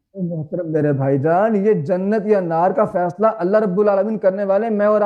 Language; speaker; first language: Urdu; non-native, local second language; Punjabi